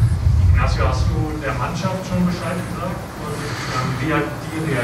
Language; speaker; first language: German; native; German